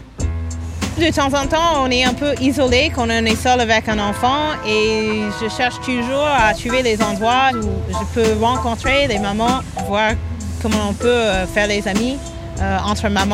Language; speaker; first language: French; non-native, fluent; English